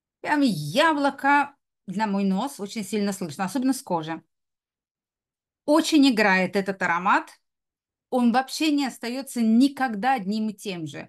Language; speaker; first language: Russian; native; Russian